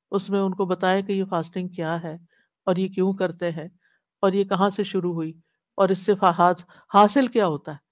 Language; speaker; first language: Urdu; native; Urdu